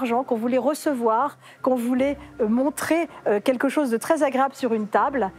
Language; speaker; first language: French; native; French